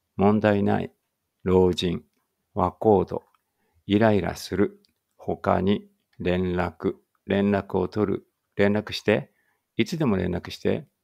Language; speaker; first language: Japanese; native; Japanese